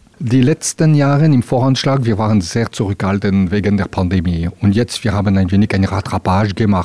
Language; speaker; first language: German; non-native, local second language; French